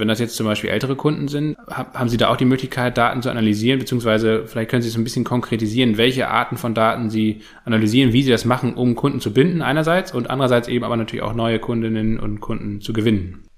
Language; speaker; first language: German; native; German